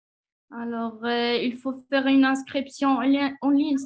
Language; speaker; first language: French; non-native, learner; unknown